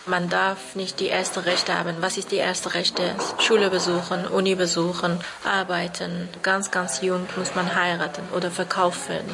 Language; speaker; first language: German; non-native, fluent; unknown